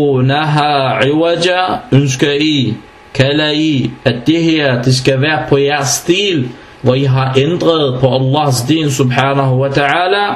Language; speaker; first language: Danish; non-native, fluent; Arabic